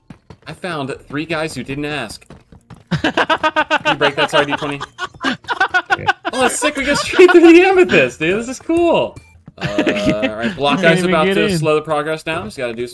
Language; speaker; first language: English; native; English